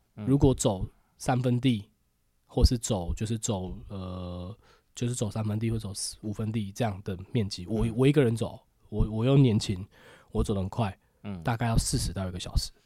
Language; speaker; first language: Chinese; native; Chinese